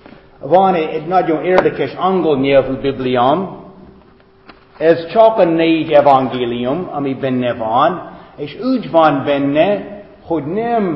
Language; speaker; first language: Hungarian; non-native, fluent; English